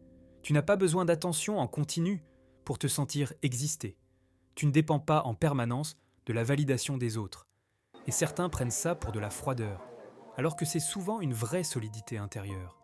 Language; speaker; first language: French; native; French